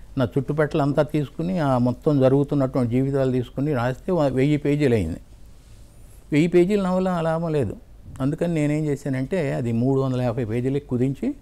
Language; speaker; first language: Telugu; native; Telugu